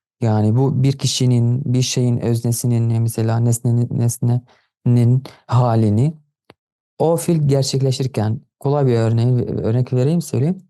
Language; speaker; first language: Turkish; non-native, fluent; Arabic